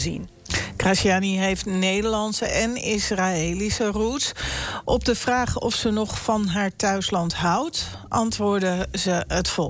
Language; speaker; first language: Dutch; native; Dutch